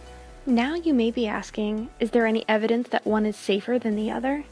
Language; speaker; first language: English; native; English